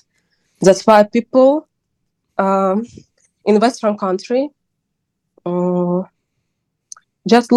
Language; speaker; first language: English; non-native, learner; Ukrainian